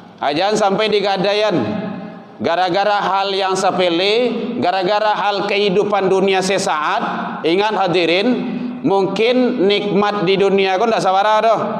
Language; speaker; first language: Malay; non-native, local second language; Minangkabau